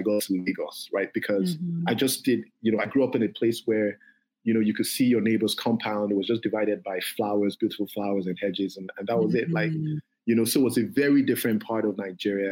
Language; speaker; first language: English; non-native, local second language; Yoruba